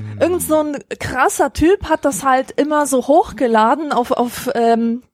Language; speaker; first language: German; native; German